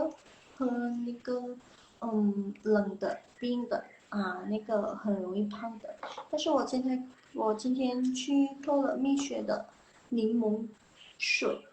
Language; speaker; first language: Chinese; non-native, fluent; Indonesian